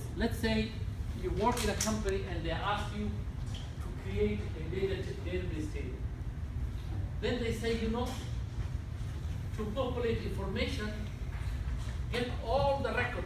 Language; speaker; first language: English; non-native, fluent; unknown